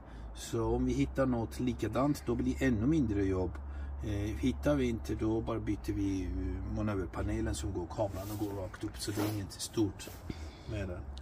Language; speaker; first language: Swedish; non-native, fluent; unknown